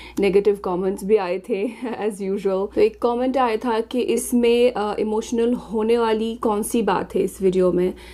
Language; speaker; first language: Urdu; non-native, fluent; Arabic